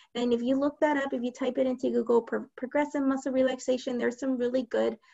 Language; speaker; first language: English; native; English